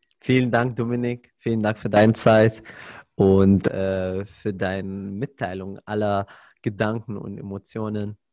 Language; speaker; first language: German; non-native, fluent; Arabic